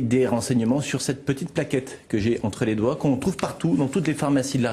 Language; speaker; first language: French; native; French